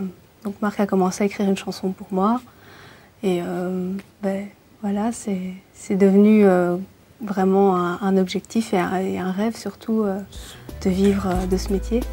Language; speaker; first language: French; early bilingual, other home language; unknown